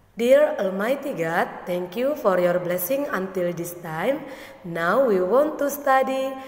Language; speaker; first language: English; non-native, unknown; Indonesian